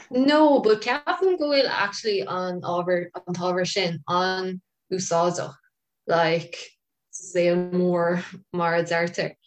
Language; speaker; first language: Irish; non-native, local second language; English